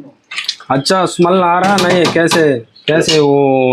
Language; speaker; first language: Hindi; non-native, local second language; Tamil